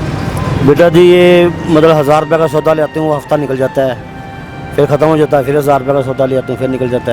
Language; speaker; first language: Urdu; non-native, local second language; Punjabi